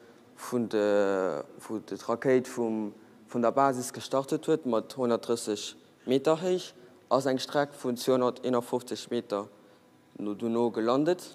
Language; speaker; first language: German; non-native, learner; Portuguese